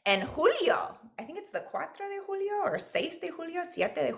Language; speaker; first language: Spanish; non-native, fluent; English